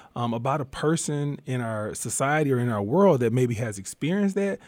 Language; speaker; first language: English; native; English